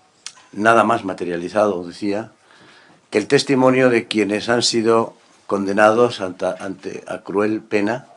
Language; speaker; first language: Spanish; native; Spanish